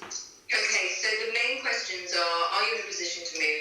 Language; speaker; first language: English; native; English